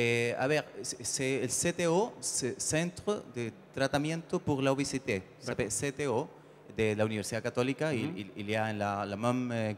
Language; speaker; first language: French; non-native, learner; Spanish